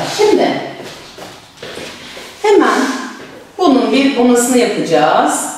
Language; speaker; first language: Turkish; native; Turkish